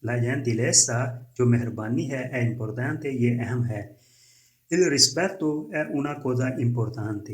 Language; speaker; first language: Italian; non-native, fluent; Urdu